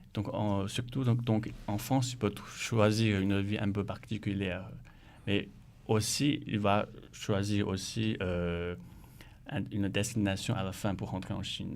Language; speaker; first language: French; non-native, learner; Chinese